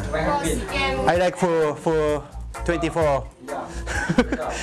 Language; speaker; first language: English; non-native, learner; Thai